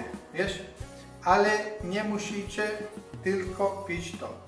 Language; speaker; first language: Polish; non-native, learner; Italian